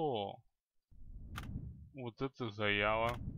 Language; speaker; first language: Russian; native; Russian